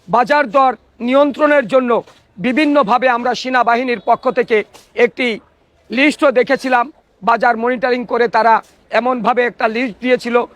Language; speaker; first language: Bangla; native; Bangla